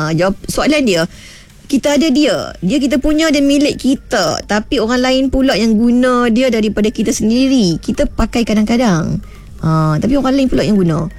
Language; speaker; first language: Malay; native; Malay